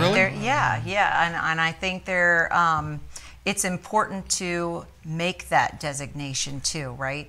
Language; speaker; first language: English; native; English